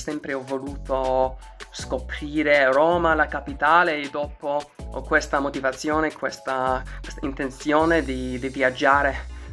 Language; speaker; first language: Italian; non-native, learner; English